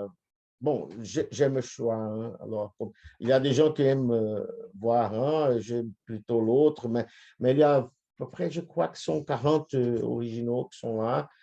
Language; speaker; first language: French; non-native, fluent; Portuguese